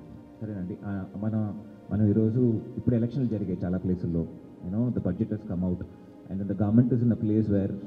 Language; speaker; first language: Telugu; native; Telugu